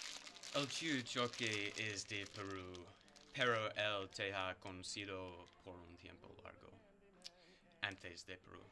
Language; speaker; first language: Spanish; non-native, learner; English